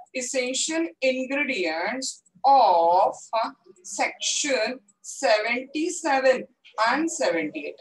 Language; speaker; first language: English; non-native, local second language; Marathi